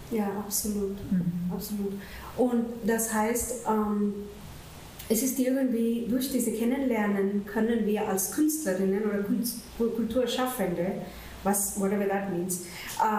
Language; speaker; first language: German; non-native, fluent; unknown